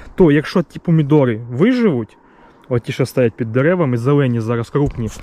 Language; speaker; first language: Ukrainian; native; Ukrainian